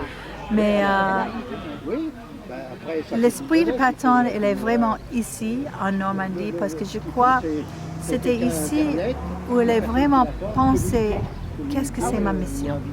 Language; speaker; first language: French; non-native, learner; English